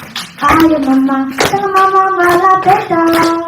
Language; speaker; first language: Indonesian; non-native, fluent; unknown